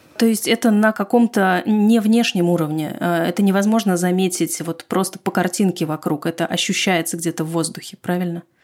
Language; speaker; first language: Russian; native; Russian